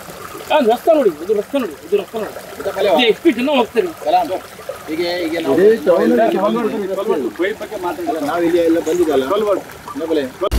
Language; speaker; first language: Kannada; non-native, local second language; Konkani